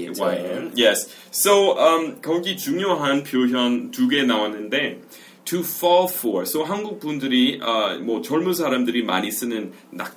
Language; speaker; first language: Korean; non-native, fluent; English